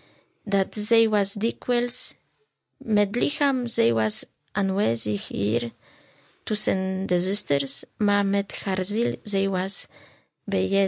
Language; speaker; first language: Dutch; non-native, learner; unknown